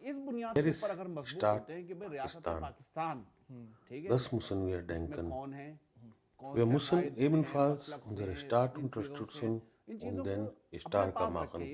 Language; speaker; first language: German; non-native, learner; Urdu